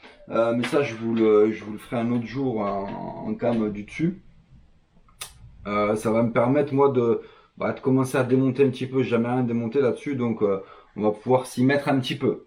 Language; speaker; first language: French; native; French